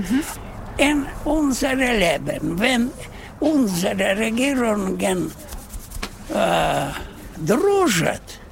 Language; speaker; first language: German; non-native, learner; Russian